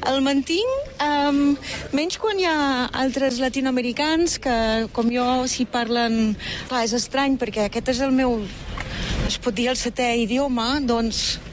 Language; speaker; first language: Catalan; non-native, fluent; German